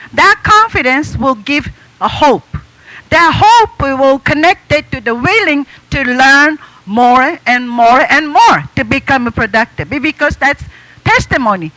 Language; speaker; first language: English; non-native, fluent; Japanese